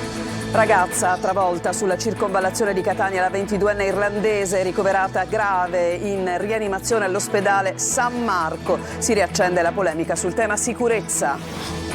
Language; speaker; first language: Italian; native; Italian